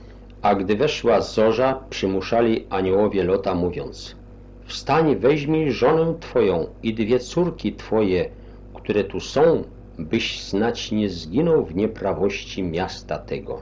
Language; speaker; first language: Polish; native; Polish